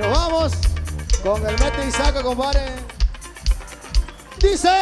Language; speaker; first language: Spanish; native; Spanish